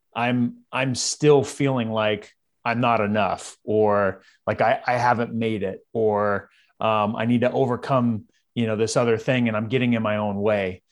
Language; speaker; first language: English; native; English